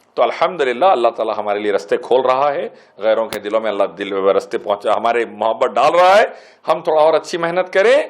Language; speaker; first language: Urdu; native; Urdu